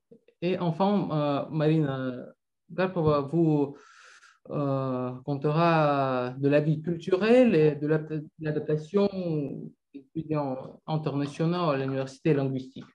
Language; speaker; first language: French; non-native, fluent; Russian